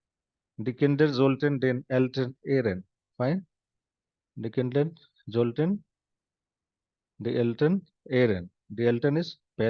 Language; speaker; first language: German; non-native, fluent; Hindi